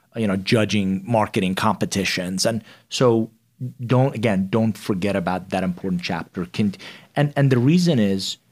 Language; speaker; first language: English; non-native, fluent; Persian